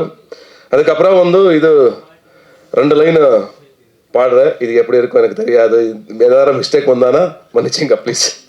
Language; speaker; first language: Tamil; non-native, learner; Kannada